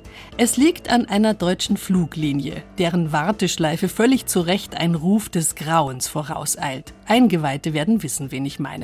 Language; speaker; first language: German; native; German